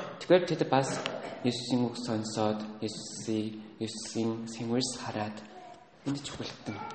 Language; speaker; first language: Mongolian; non-native, fluent; Korean